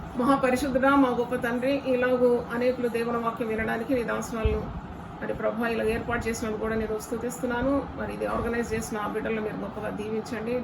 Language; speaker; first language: Telugu; non-native, local second language; Malayalam